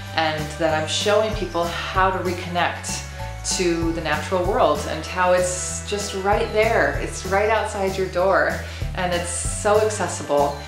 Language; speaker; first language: English; native; English